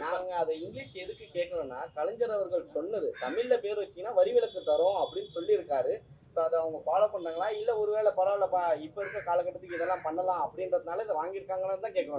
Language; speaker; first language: Tamil; native; Tamil